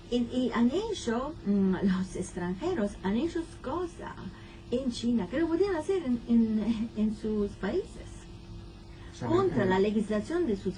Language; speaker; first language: Spanish; non-native, fluent; Italian